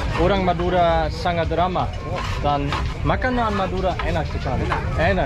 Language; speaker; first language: Indonesian; non-native, learner; German